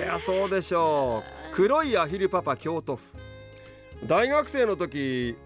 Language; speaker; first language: Japanese; native; Japanese